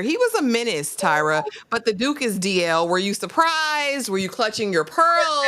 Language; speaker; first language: English; native; English